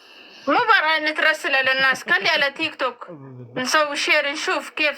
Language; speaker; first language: Arabic; native; Arabic